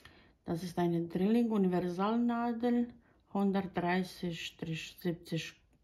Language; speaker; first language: German; non-native, fluent; Croatian